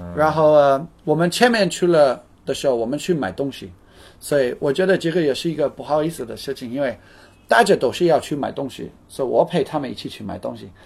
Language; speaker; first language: Chinese; non-native, fluent; English